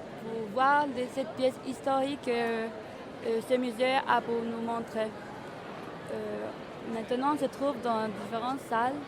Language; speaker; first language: French; non-native, learner; Spanish